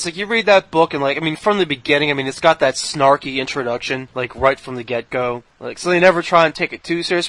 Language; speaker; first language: English; native; English